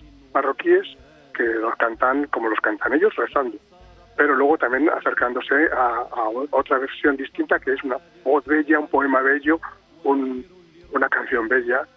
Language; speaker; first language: Spanish; native; Spanish